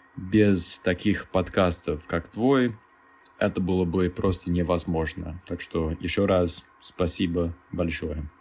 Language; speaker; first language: Russian; non-native, fluent; English